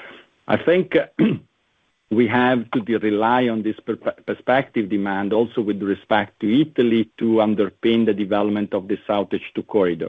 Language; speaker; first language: English; non-native, fluent; Italian